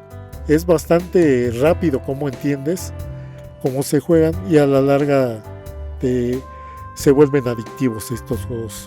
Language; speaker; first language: Spanish; native; Spanish